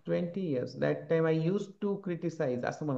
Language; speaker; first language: English; non-native, local second language; Marathi